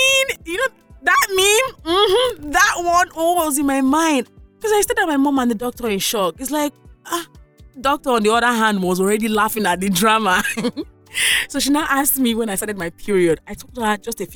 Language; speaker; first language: English; non-native, local second language; Yoruba